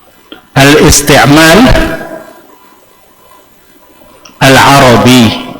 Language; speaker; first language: Arabic; non-native, fluent; Indonesian